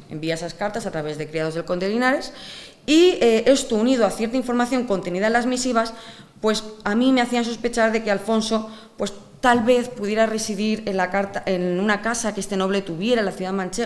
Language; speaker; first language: Spanish; native; Spanish